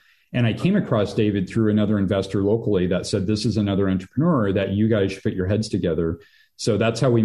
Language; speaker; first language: English; native; English